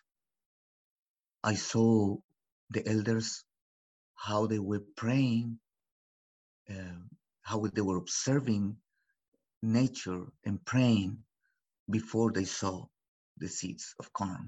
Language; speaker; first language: English; non-native, fluent; Spanish